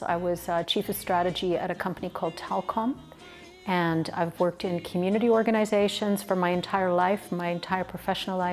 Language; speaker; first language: English; native; English